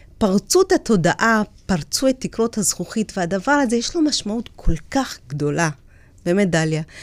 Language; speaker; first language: Hebrew; early bilingual, other home language; Amharic